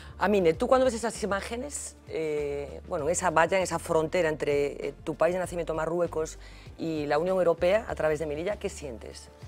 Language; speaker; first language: Spanish; native; Spanish